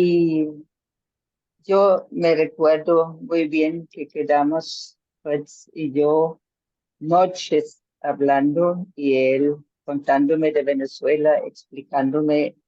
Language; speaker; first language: Spanish; non-native, fluent; German